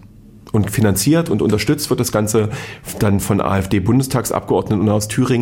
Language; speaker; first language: German; native; German